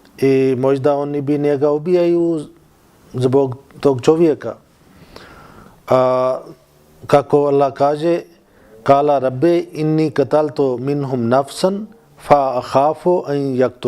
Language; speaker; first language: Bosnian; non-native, fluent; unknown